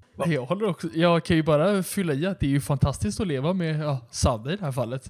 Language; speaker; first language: Swedish; native; Swedish